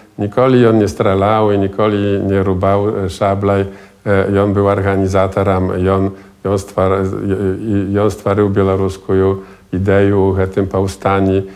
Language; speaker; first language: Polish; non-native, local second language; Belarusian